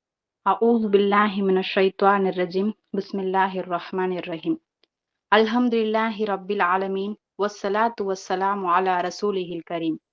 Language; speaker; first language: Arabic; non-native, learner; Tamil